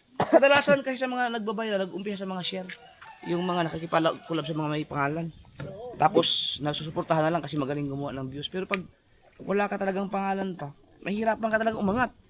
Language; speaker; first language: Filipino; non-native, local second language; Cebuano